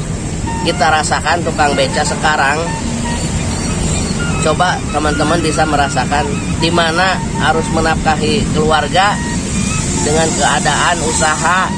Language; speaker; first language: Indonesian; non-native, local second language; Sundanese